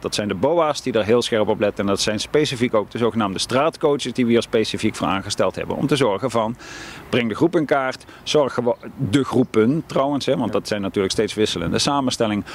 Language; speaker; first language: Dutch; native; Dutch